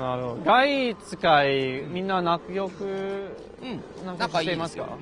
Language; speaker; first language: Japanese; non-native, learner; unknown